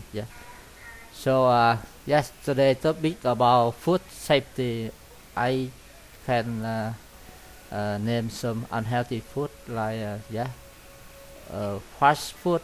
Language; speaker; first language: English; non-native, learner; Vietnamese